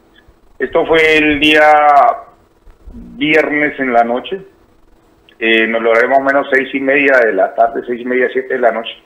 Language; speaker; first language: Spanish; native; Spanish